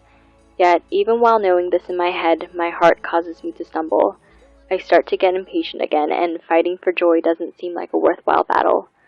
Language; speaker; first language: English; native; English